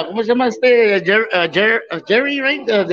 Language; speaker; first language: Spanish; early bilingual, heritage; Spanish